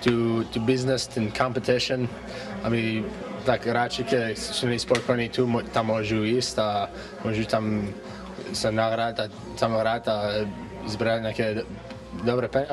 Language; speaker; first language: Slovak; early bilingual, heritage; English